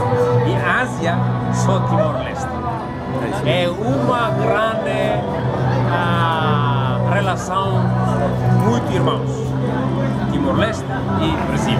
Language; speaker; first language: Portuguese; non-native, learner; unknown